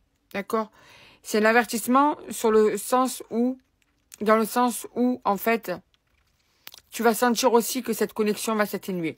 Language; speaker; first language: French; native; French